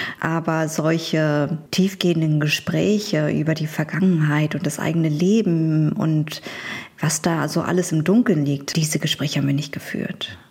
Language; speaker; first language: German; early bilingual, other home language; Vietnamese